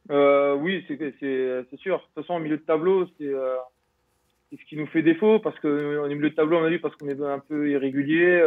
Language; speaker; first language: French; native; French